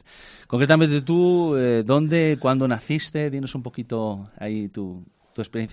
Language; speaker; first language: Spanish; native; Spanish